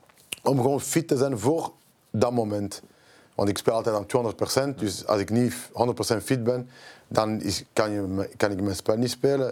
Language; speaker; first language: Dutch; non-native, local second language; French